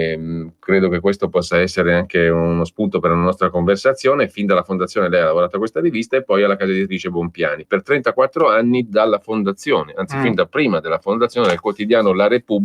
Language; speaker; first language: Italian; native; Italian